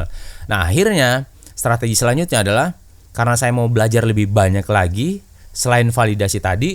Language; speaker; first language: Indonesian; native; Indonesian